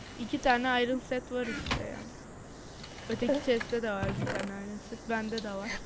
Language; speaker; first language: Turkish; native; Turkish